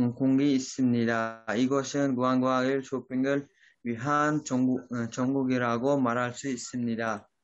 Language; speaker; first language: Korean; non-native, fluent; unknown